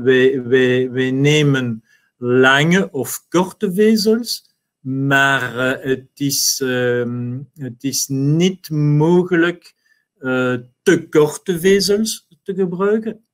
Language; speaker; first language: Dutch; non-native, learner; French